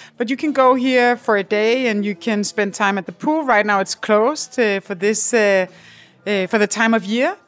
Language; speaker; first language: English; non-native, fluent; Danish